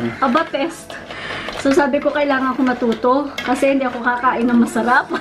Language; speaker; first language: Filipino; non-native, local second language; Iloko